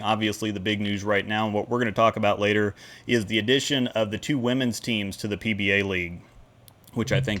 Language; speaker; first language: English; native; English